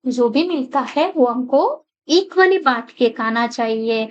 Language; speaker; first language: Hindi; non-native, local second language; Kannada